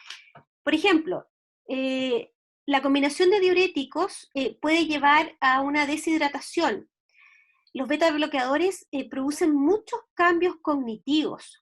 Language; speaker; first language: Spanish; native; Spanish